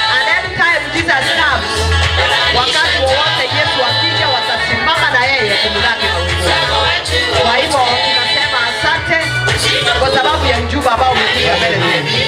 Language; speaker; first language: Swahili; non-native, local second language; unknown